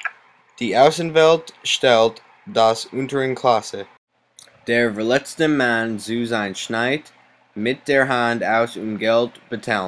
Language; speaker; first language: German; non-native, learner; English